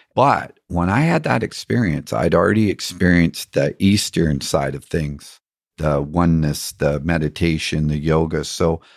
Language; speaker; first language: English; native; English